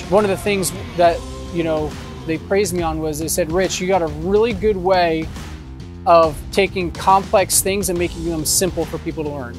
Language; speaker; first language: English; native; English